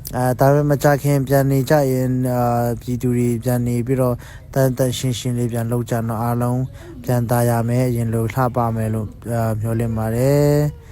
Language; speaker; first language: Burmese; non-native, local second language; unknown